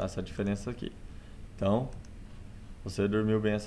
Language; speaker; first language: Portuguese; native; Portuguese